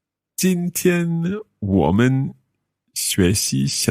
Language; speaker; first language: Chinese; non-native, learner; English